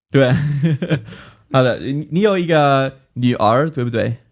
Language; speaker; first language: Chinese; non-native, learner; Swiss German